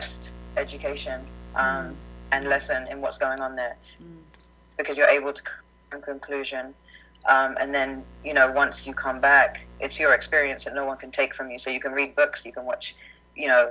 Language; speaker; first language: English; native; English